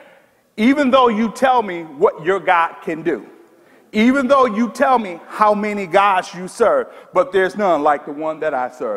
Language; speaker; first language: English; native; English